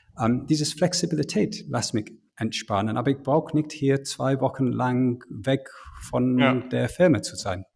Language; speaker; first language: German; non-native, fluent; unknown